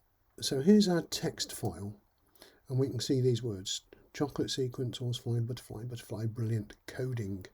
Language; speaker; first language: English; native; English